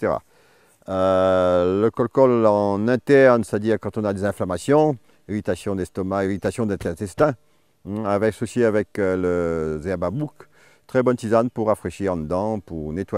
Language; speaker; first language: French; native; French